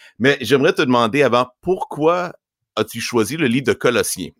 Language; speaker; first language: French; native; French